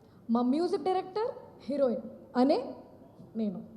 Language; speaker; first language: Telugu; non-native, local second language; Hindi